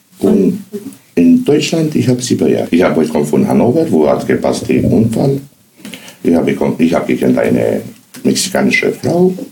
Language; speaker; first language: German; non-native, learner; Romanian